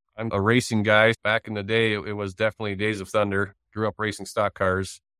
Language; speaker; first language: English; native; English